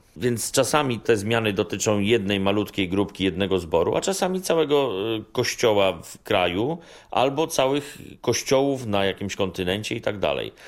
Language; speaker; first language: Polish; native; Polish